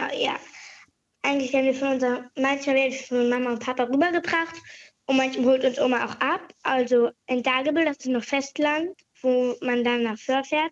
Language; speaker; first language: German; native; German